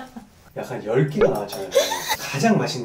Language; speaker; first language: Korean; non-native, fluent; Japanese